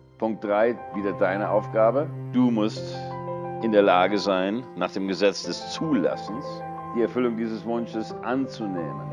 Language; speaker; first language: German; early bilingual, other home language; English